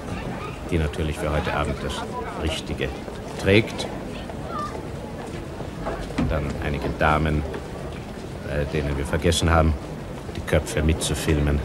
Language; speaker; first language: German; native; German